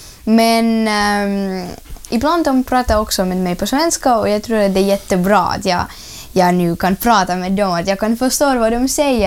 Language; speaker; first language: Swedish; early bilingual, other home language; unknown